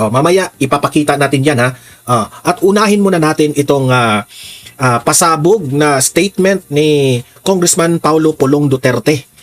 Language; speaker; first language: Filipino; native; Filipino